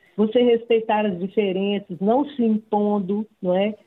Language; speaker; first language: Portuguese; native; Portuguese